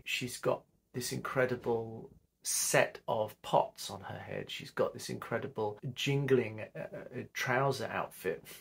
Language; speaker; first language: English; native; English